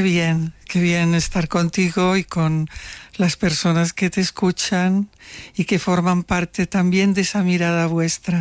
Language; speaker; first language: Spanish; non-native, local second language; Catalan